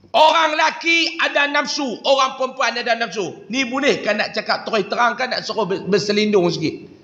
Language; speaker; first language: Malay; native; Malay